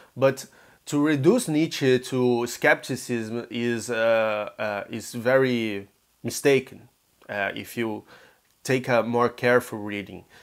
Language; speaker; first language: English; non-native, fluent; Portuguese